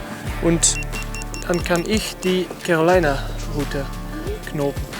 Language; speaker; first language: German; non-native, learner; Dutch